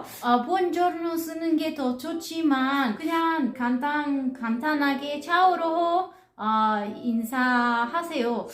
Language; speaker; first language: Korean; non-native, learner; Italian